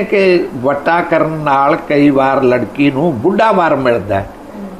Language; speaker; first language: Hindi; non-native, local second language; Punjabi